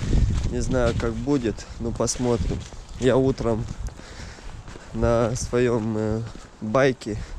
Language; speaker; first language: Russian; non-native, fluent; Romanian